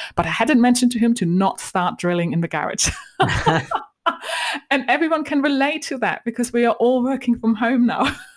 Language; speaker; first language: English; non-native, fluent; German